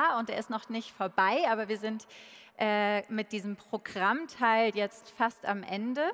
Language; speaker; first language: German; native; German